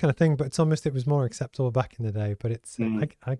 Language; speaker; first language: English; native; English